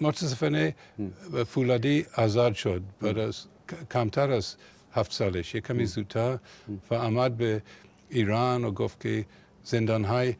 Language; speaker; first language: Persian; non-native, fluent; English